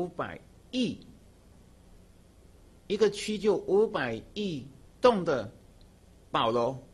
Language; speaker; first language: Chinese; native; Chinese